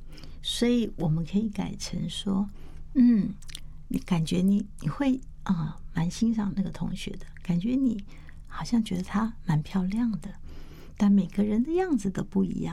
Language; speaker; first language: Chinese; native; Chinese